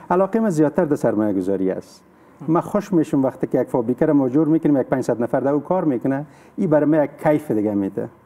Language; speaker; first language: Persian; native; Persian